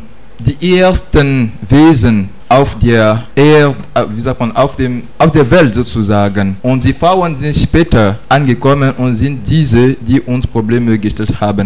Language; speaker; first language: German; non-native, learner; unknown